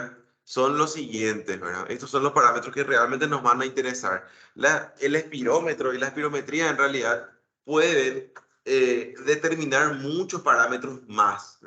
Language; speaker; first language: Spanish; native; Spanish